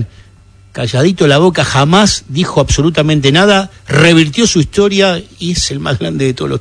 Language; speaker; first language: Spanish; native; Spanish